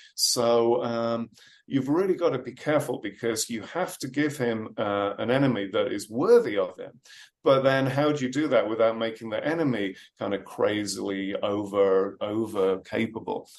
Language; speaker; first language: English; native; English